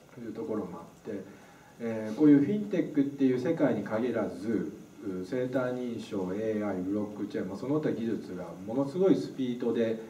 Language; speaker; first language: Japanese; native; Japanese